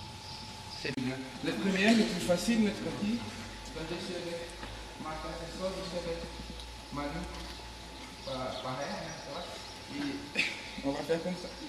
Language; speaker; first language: French; non-native, learner; Portuguese